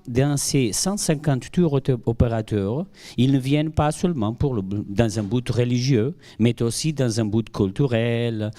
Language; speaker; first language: French; non-native, fluent; Portuguese